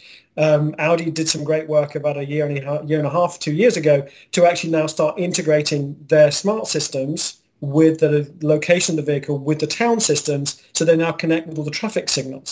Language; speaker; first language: English; native; English